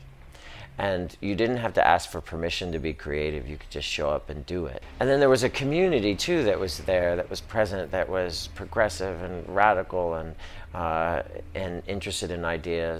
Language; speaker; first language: English; native; English